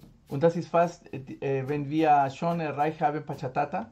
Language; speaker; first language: German; non-native, fluent; Spanish